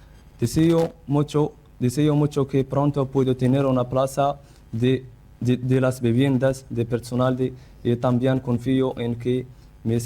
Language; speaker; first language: Spanish; non-native, learner; Central Atlas Tamazight